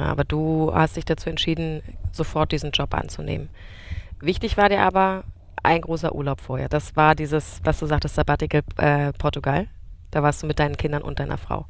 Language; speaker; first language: German; native; German